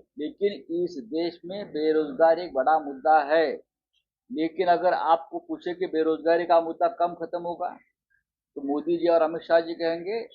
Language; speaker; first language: Hindi; non-native, local second language; Marathi